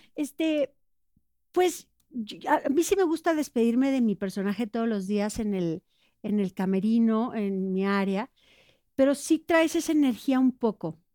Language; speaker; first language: Spanish; native; Spanish